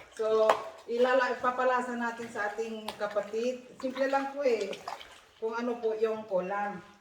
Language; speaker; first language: Filipino; non-native, local second language; Iloko